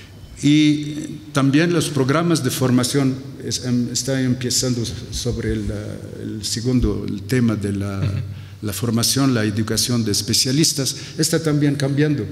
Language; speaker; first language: Spanish; non-native, fluent; Arabic